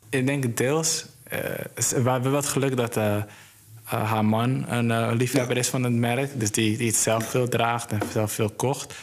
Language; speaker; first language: Dutch; early bilingual, other home language; Somali